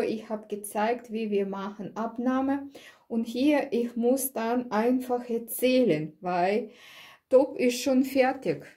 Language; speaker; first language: German; non-native, learner; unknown